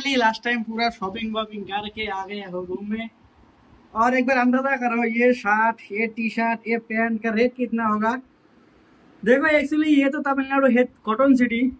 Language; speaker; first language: Hindi; non-native, local second language; Bangla